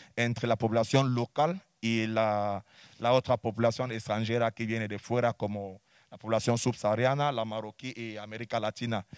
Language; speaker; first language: Spanish; non-native, fluent; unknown